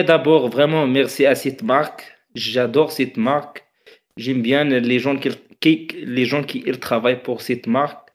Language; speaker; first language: French; non-native, learner; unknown